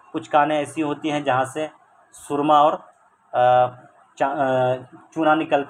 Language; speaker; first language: Urdu; native; Urdu